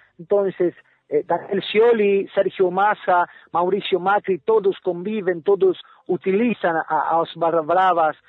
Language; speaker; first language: Portuguese; non-native, learner; Spanish